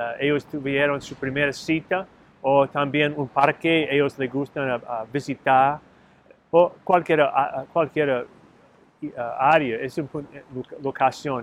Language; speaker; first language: Spanish; non-native, learner; English